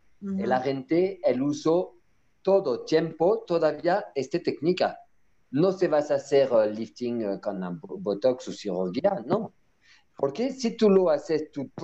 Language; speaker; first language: Spanish; non-native, learner; French